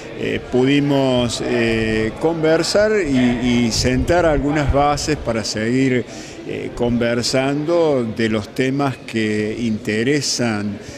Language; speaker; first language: Spanish; native; Spanish